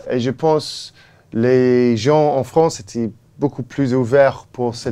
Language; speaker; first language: French; non-native, fluent; English